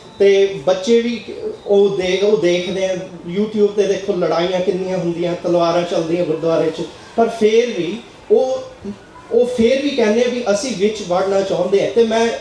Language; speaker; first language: Punjabi; early bilingual, heritage; Punjabi